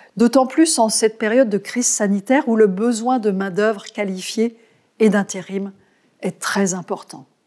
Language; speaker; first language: French; native; French